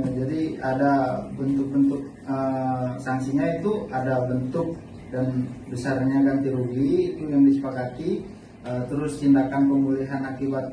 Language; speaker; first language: Indonesian; native; Indonesian